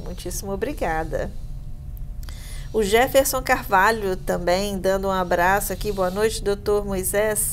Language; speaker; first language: Portuguese; native; Portuguese